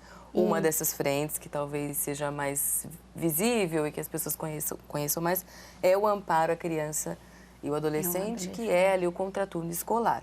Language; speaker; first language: Portuguese; native; Portuguese